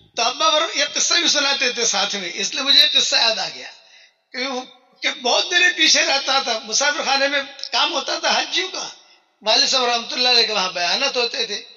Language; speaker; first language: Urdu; non-native, local second language; Gujarati